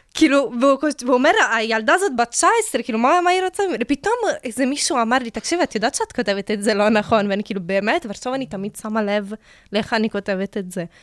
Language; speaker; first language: Hebrew; non-native, fluent; Italian